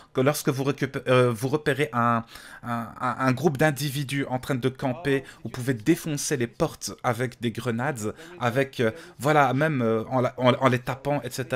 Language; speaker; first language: French; native; French